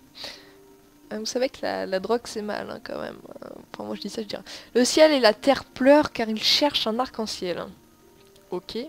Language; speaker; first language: French; native; French